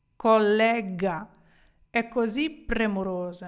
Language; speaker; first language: Italian; non-native, fluent; Ukrainian